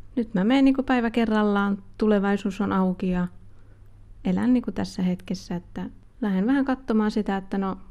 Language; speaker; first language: Finnish; native; Finnish